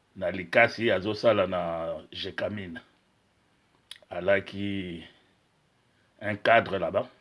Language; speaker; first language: Lingala; non-native, local second language; Luba-Lulua